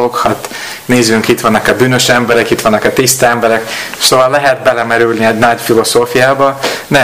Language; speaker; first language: Hungarian; non-native, learner; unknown